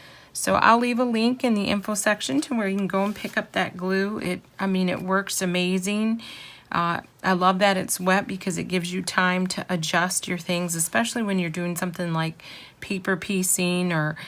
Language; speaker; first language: English; native; English